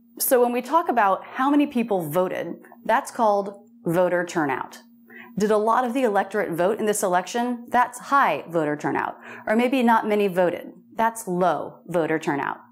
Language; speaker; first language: English; native; English